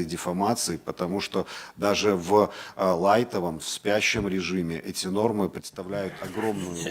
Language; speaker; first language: Russian; native; Russian